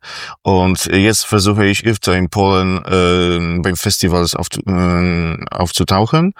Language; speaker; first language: German; non-native, fluent; Polish